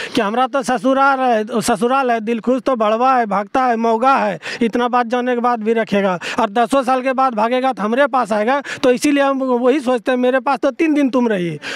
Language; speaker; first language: Hindi; native; Hindi